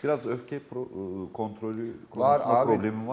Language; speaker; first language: Turkish; native; Turkish